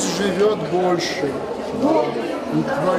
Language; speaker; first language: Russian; non-native, local second language; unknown